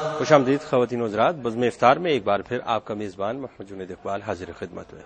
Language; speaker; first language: Urdu; native; Urdu